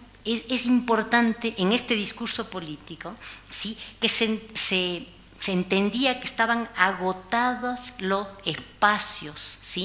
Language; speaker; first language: Spanish; native; Spanish